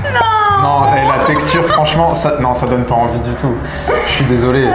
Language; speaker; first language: French; native; French